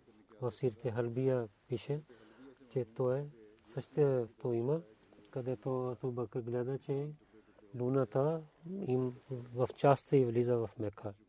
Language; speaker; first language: Bulgarian; non-native, learner; Urdu